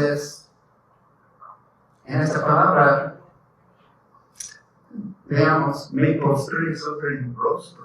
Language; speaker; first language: Spanish; non-native, learner; English